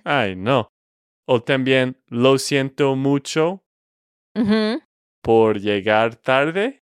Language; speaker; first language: Spanish; non-native, fluent; English